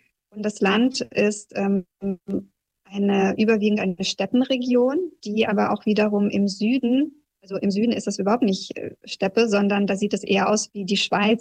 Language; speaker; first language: German; early bilingual, other home language; Russian